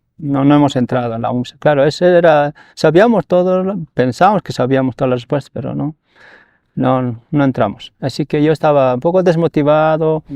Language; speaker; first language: Spanish; non-native, local second language; Aymara